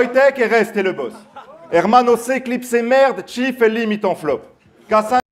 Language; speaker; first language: French; native; French